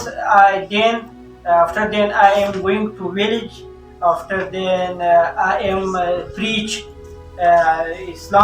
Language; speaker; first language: English; non-native, learner; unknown